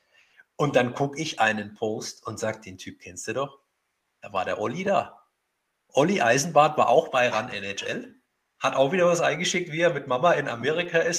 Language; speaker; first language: German; native; German